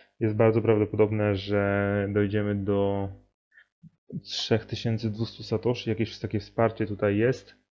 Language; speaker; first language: Polish; native; Polish